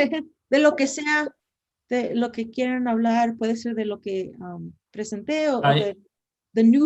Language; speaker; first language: Spanish; early bilingual, heritage; Spanish